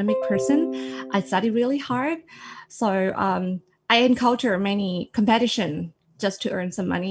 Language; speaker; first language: English; non-native, fluent; Thai